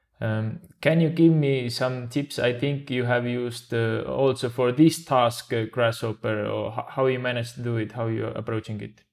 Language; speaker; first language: English; non-native, fluent; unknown